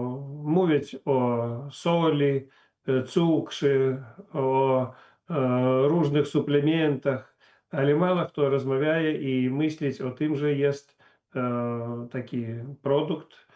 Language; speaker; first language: Polish; non-native, learner; Russian